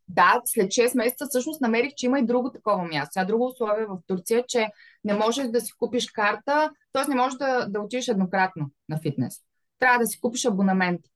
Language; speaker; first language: Bulgarian; native; Bulgarian